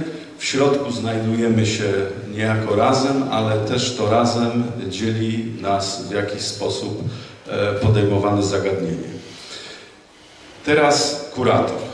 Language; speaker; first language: Polish; native; Polish